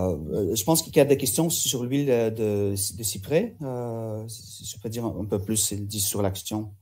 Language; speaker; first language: French; non-native, fluent; Russian